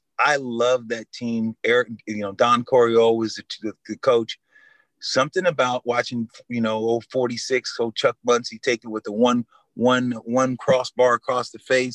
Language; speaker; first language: English; native; English